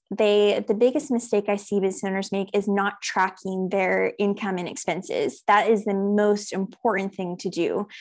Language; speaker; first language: English; native; English